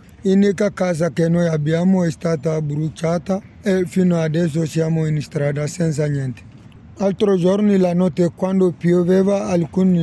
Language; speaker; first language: Italian; non-native, learner; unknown